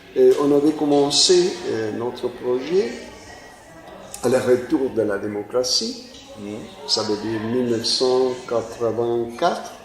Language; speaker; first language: French; non-native, fluent; Spanish